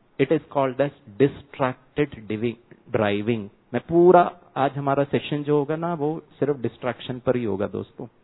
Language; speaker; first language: Hindi; non-native, local second language; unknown